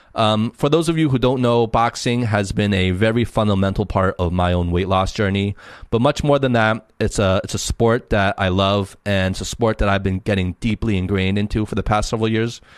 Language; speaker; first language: English; early bilingual, other home language; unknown